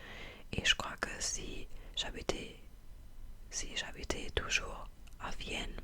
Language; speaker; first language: French; non-native, fluent; German